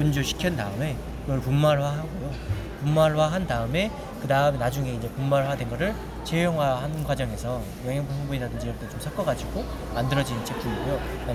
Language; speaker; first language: Korean; native; Korean